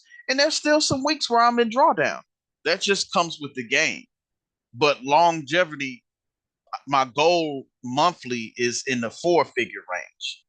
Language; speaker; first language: English; native; English